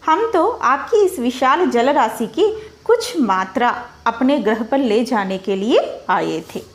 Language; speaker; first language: Hindi; non-native, local second language; Telugu